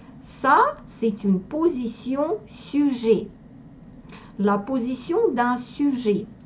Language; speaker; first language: French; non-native, fluent; Russian